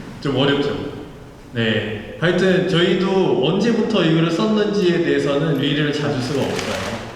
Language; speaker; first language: Korean; non-native, fluent; Nepali